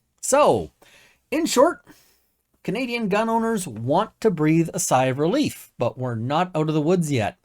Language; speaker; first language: English; native; English